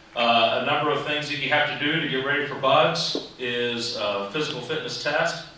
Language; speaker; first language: English; native; English